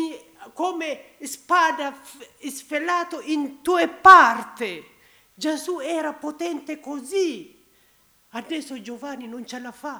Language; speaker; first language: Italian; non-native, learner; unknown